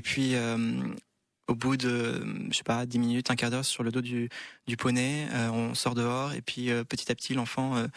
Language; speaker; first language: French; native; French